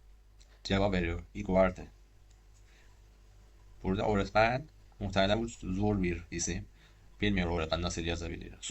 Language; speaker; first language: Turkish; non-native, learner; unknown